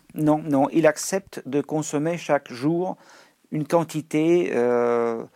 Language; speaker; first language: French; non-native, fluent; Russian